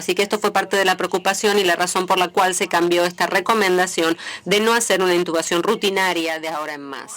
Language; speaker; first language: Spanish; native; Spanish